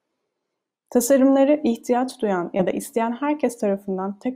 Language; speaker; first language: Turkish; native; Turkish